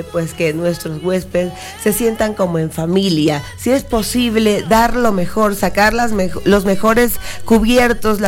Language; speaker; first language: Spanish; native; Spanish